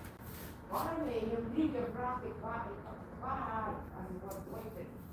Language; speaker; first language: Dutch; non-native, learner; Kikuyu